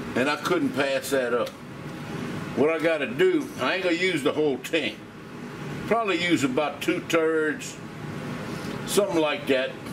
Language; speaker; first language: English; native; English